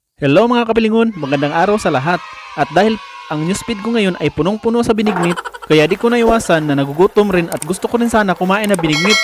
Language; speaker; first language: Filipino; non-native, local second language; Cebuano